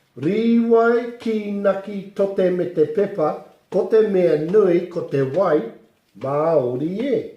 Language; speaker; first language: Māori; non-native, local second language; English